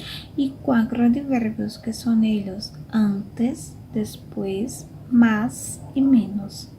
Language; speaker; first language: Spanish; non-native, fluent; Portuguese